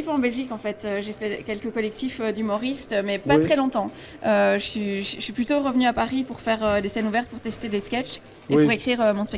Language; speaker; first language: French; native; French